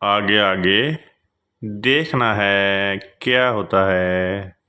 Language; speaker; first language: Hindi; non-native, local second language; Punjabi